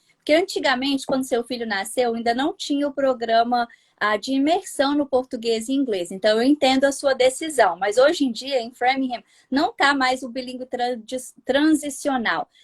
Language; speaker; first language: Portuguese; native; Portuguese